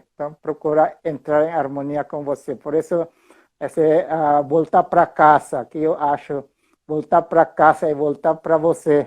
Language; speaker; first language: Portuguese; non-native, fluent; Filipino